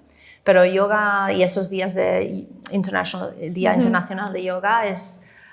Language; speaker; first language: Spanish; non-native, fluent; English